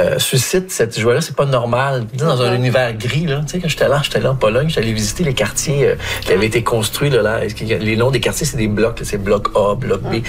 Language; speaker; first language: French; native; French